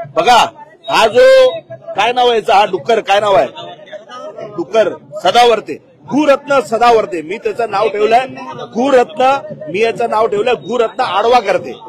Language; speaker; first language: Marathi; non-native, local second language; Gujarati